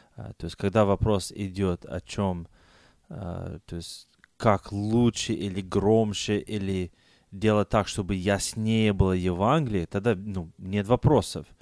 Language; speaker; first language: Russian; non-native, fluent; English